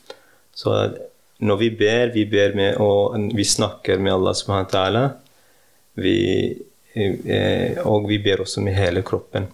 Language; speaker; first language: Norwegian; early bilingual, heritage; Norwegian